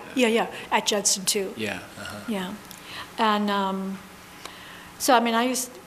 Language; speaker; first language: English; native; English